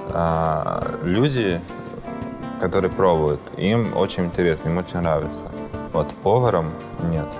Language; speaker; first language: Russian; non-native, fluent; Portuguese